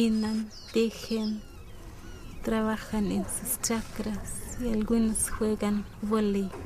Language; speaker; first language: Spanish; non-native, local second language; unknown